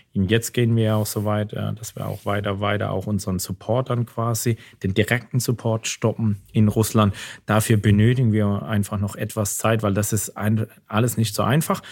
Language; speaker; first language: German; native; German